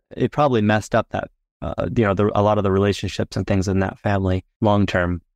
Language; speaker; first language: English; native; English